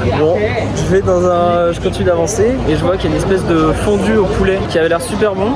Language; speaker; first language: French; native; French